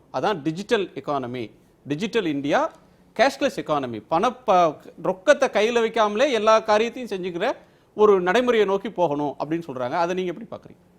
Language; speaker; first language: Tamil; native; Tamil